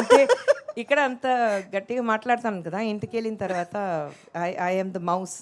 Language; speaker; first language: Telugu; non-native, local second language; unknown